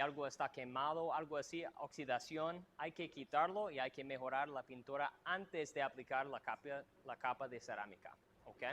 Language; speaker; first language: Spanish; non-native, fluent; English